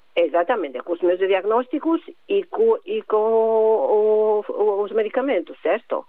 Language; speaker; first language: Portuguese; non-native, fluent; Greek